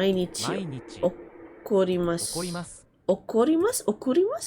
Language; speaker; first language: Japanese; non-native, learner; English